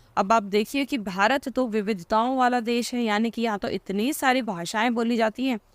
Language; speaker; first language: Hindi; native; Hindi